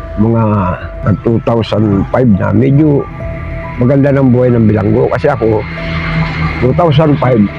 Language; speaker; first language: Filipino; native; Filipino